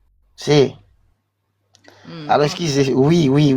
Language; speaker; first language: French; non-native, learner; Spanish